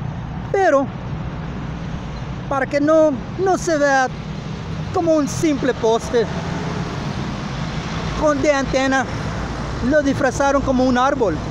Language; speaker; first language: Spanish; early bilingual, heritage; Spanish